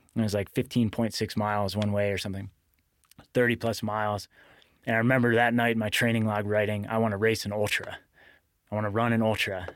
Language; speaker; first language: English; native; English